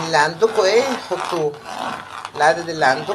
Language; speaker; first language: Arabic; native; Arabic